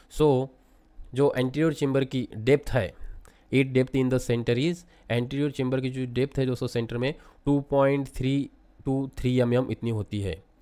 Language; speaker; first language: Hindi; non-native, local second language; Marathi